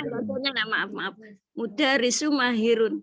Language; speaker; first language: Arabic; non-native, learner; Indonesian